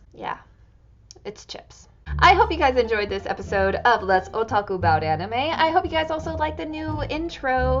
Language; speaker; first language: English; native; English